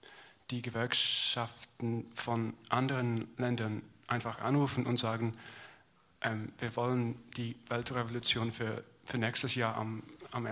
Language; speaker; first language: German; non-native, learner; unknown